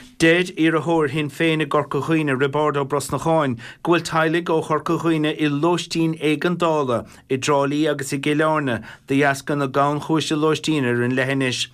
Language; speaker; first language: Irish; native; Irish